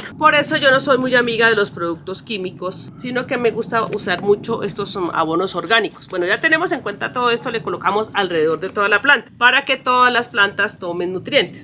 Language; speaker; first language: Spanish; native; Spanish